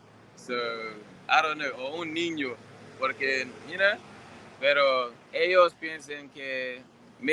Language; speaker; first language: Spanish; non-native, learner; English